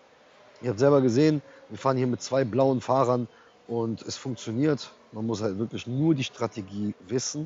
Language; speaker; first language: German; native; German